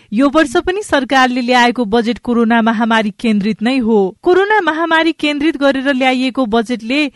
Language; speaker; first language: Nepali; non-native, local second language; Maithili